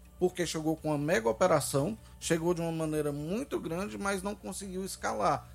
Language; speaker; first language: Portuguese; native; Portuguese